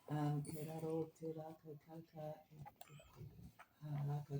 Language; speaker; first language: Māori; non-native, learner; English